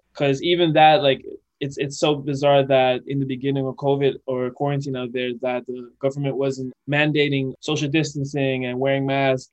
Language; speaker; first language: English; non-native, fluent; Dutch